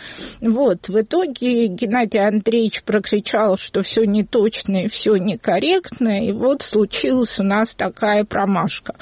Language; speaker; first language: Russian; native; Russian